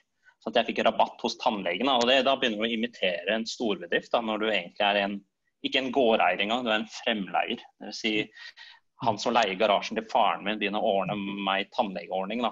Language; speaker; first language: Norwegian; native; Norwegian